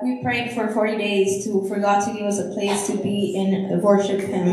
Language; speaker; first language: English; early bilingual, other home language; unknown